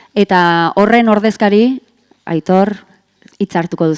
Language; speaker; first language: Basque; native; Basque